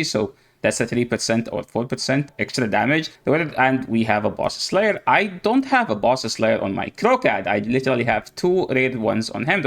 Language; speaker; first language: English; non-native, fluent; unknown